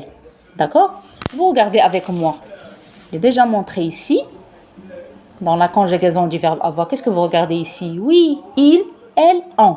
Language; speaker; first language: French; non-native, local second language; Arabic